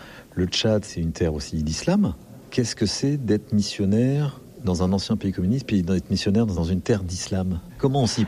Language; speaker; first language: French; native; French